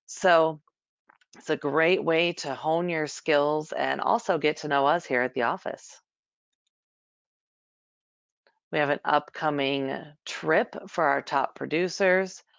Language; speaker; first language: English; native; English